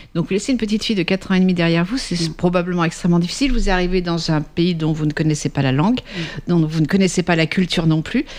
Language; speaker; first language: French; native; French